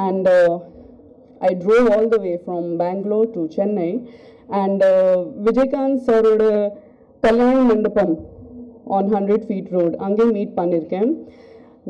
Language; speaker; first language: Tamil; non-native, learner; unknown